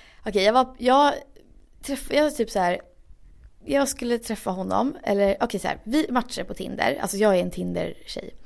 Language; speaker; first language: Swedish; native; Swedish